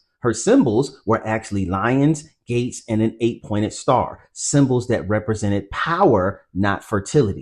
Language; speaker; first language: English; native; English